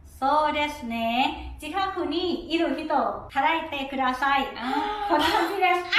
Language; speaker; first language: Japanese; non-native, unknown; Thai